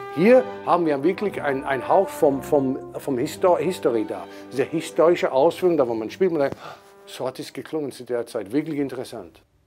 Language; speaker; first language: German; non-native, fluent; English